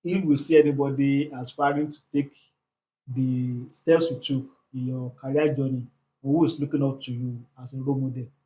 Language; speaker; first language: English; non-native, local second language; Yoruba